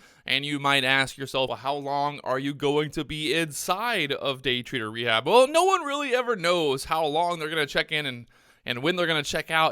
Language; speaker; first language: English; native; English